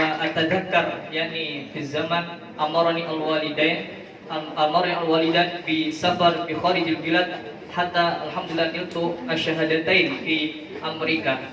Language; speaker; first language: Arabic; non-native, fluent; Indonesian